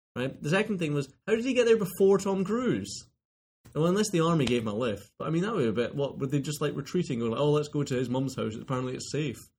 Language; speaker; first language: English; native; English